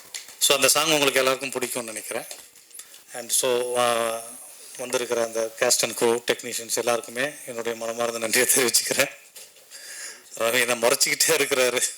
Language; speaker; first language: Tamil; native; Tamil